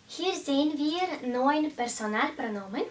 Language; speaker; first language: German; non-native, fluent; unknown